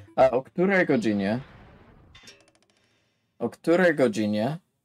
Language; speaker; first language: Polish; non-native, learner; English